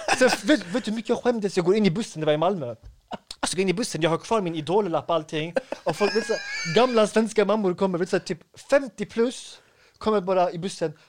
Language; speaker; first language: Swedish; early bilingual, other home language; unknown